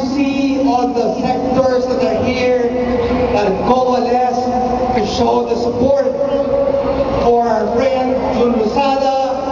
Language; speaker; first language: English; non-native, local second language; Filipino